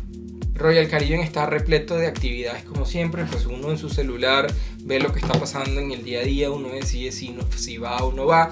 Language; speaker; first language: Spanish; native; Spanish